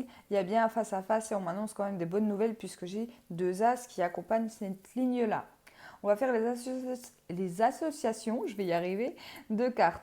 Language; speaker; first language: French; native; French